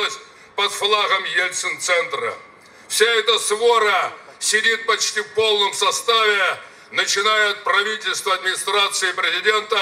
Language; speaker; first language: Russian; native; Russian